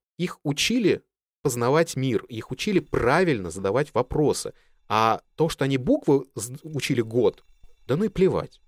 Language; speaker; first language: Russian; native; Russian